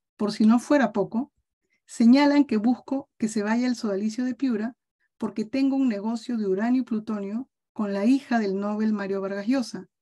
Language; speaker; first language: Spanish; native; Spanish